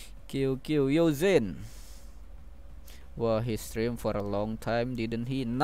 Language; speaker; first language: English; non-native, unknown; Indonesian